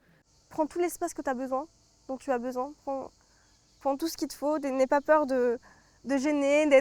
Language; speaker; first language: French; native; French